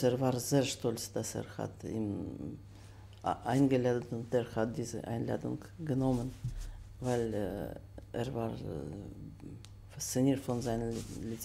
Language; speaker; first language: German; non-native, fluent; Russian